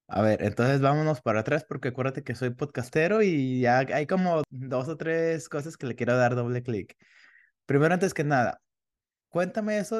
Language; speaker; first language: Spanish; native; Spanish